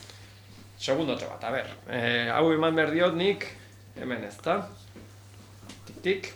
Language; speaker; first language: Basque; native; Basque